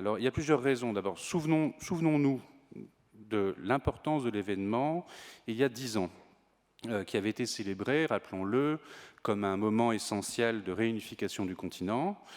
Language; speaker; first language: French; native; French